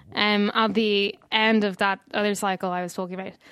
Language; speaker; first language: English; native; English